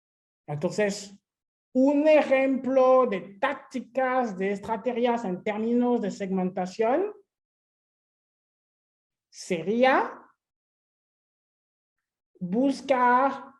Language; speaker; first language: Spanish; non-native, fluent; French